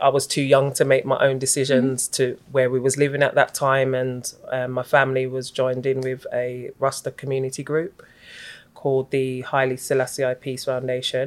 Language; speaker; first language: English; native; English